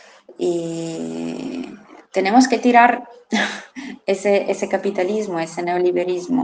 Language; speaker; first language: Spanish; non-native, fluent; Italian